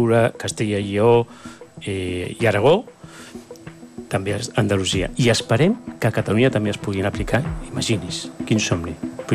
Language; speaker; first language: Catalan; native; Catalan